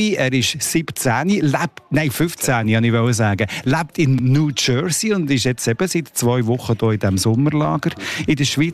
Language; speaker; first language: German; native; German